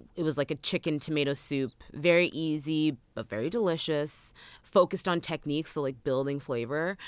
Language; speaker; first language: English; native; English